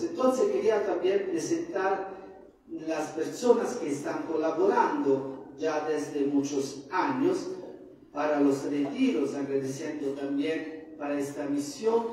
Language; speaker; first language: Spanish; non-native, fluent; Italian